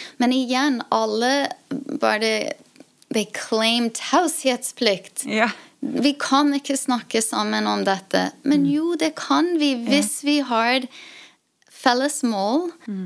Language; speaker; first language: Norwegian; non-native, fluent; English